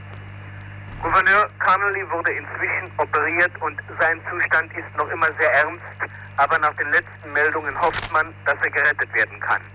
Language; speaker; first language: German; native; German